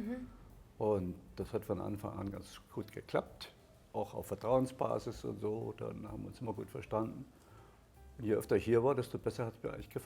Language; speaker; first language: German; native; German